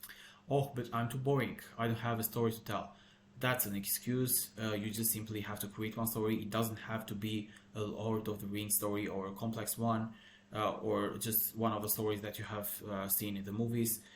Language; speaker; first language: English; non-native, fluent; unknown